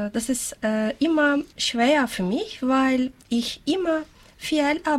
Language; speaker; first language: German; non-native, learner; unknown